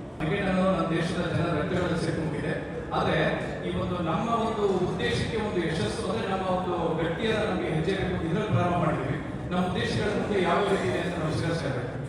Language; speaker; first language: Kannada; native; Kannada